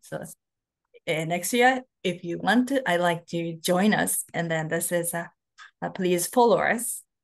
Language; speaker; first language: English; non-native, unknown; Japanese